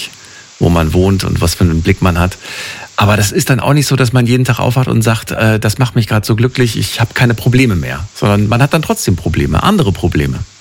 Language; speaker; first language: German; native; German